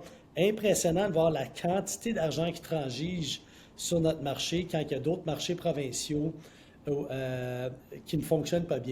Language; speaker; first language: French; native; French